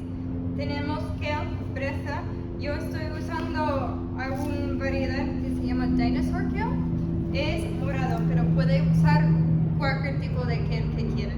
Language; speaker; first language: Spanish; early bilingual, heritage; Spanish